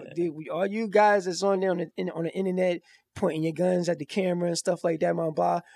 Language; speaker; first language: English; native; English